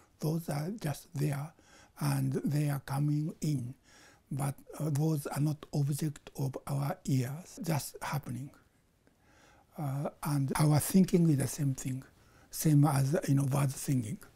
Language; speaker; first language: English; non-native, fluent; Japanese